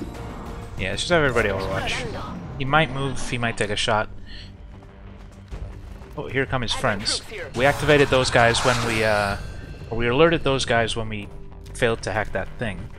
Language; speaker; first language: English; native; English